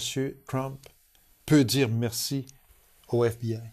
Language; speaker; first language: French; native; French